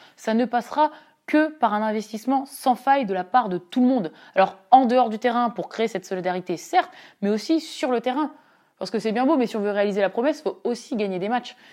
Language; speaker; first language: French; native; French